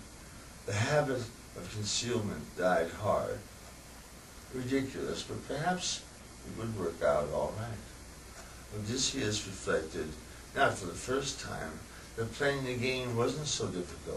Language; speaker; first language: English; native; English